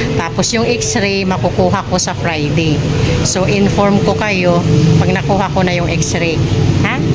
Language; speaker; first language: Filipino; non-native, local second language; Waray